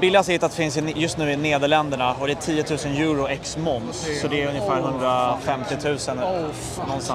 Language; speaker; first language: Swedish; native; Swedish